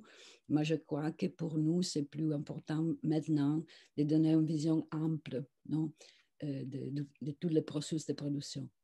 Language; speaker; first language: French; non-native, fluent; Italian